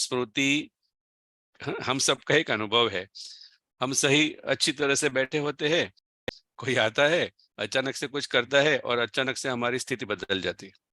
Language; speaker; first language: Hindi; non-native, local second language; Gujarati